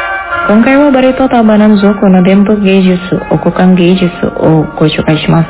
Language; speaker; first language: Japanese; non-native, fluent; Indonesian